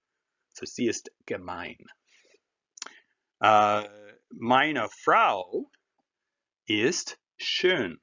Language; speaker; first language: German; non-native, fluent; English